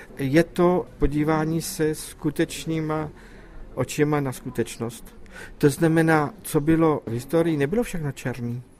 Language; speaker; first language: Czech; native; Czech